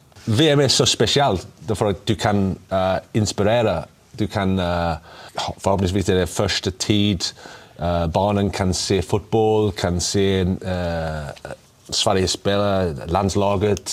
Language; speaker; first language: Swedish; non-native, learner; English